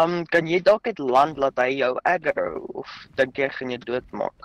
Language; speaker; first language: English; non-native, local second language; Afrikaans